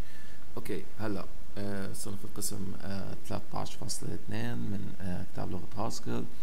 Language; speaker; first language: Arabic; native; Arabic